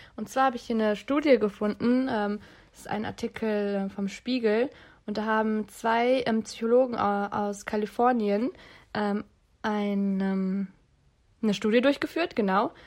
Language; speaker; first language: German; early bilingual, other home language; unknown